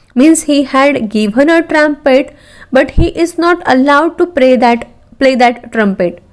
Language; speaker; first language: English; non-native, local second language; Marathi